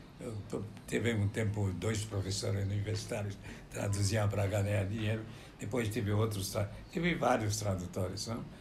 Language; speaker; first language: Portuguese; non-native, fluent; Romanian